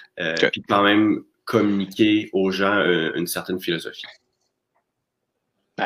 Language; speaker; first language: French; native; French